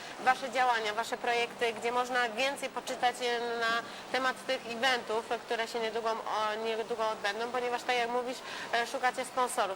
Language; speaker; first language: Polish; native; Polish